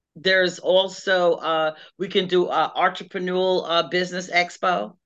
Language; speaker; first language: English; native; English